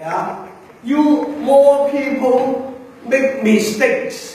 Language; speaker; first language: English; non-native, learner; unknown